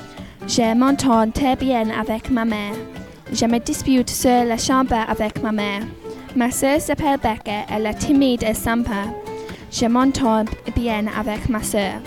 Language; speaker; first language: French; non-native, learner; English